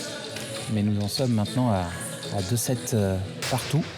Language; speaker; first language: French; native; French